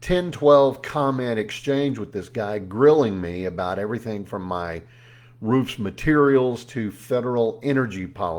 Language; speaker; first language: English; native; English